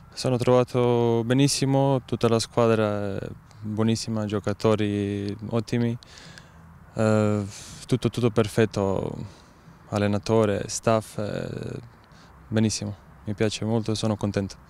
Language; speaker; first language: Italian; non-native, learner; Croatian